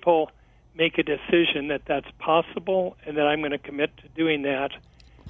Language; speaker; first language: English; native; English